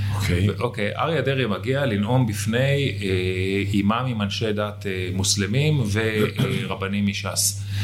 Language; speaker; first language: Hebrew; native; Hebrew